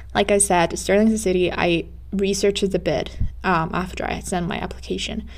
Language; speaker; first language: English; non-native, fluent; Finnish